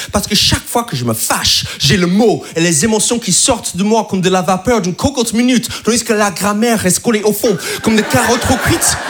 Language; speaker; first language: French; non-native, fluent; English